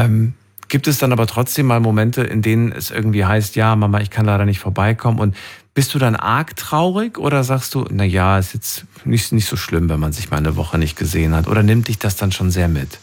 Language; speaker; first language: German; native; German